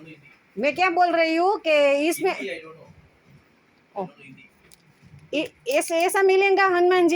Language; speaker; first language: Hindi; non-native, local second language; Gujarati